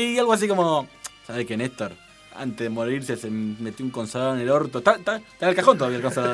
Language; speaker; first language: Spanish; native; Spanish